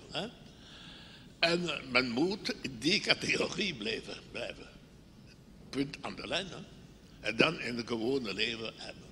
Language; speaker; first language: Dutch; non-native, local second language; French